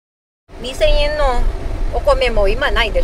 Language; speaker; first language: Japanese; non-native, local second language; Filipino